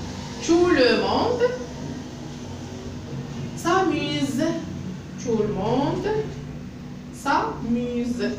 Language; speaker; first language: French; non-native, local second language; Arabic